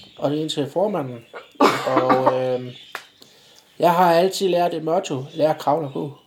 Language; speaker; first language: Danish; native; Danish